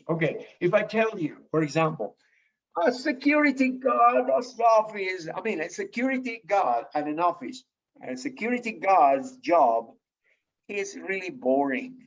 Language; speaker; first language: English; non-native, fluent; Spanish